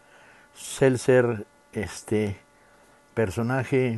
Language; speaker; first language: Spanish; native; Spanish